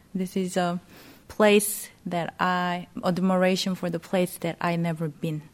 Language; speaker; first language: English; non-native, fluent; Korean